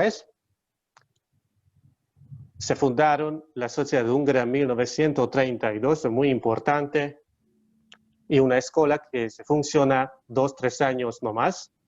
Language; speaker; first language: Spanish; non-native, learner; Hungarian